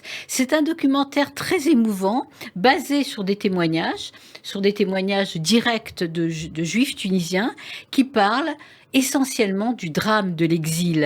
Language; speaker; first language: French; native; French